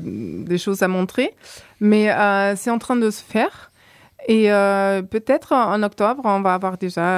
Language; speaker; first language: French; non-native, fluent; German